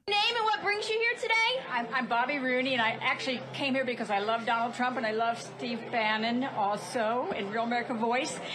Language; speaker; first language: English; native; English